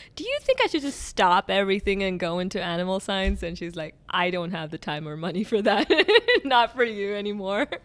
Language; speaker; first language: English; early bilingual, other home language; Arabic